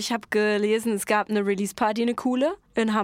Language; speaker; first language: German; native; German